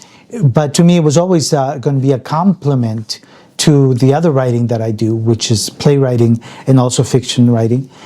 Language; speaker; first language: English; early bilingual, other home language; Spanish